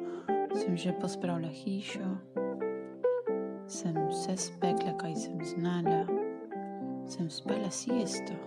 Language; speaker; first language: Slovenian; early bilingual, heritage; Slovenian